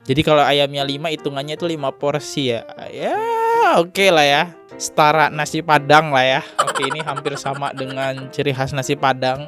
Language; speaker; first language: Indonesian; native; Indonesian